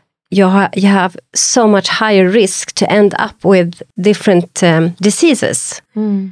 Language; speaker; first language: English; non-native, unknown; Swedish